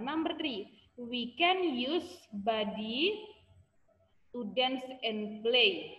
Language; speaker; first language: English; non-native, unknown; Indonesian